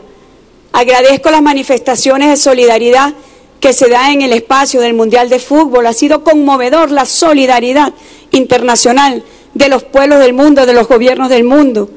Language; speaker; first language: Spanish; native; Spanish